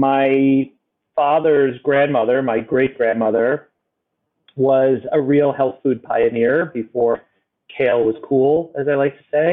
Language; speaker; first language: English; native; English